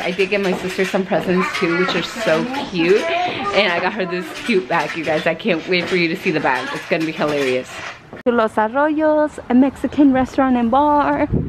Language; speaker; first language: English; early bilingual, other home language; Spanish